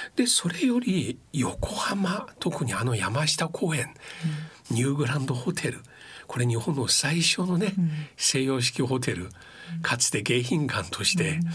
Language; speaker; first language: Japanese; non-native, fluent; Chinese